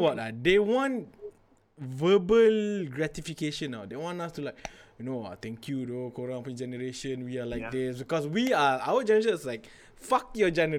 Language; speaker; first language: English; non-native, local second language; Malay